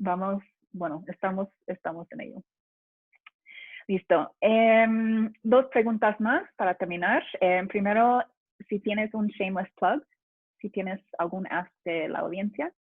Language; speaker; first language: Spanish; non-native, fluent; English